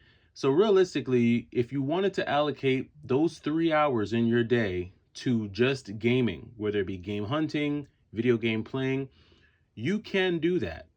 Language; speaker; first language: English; native; English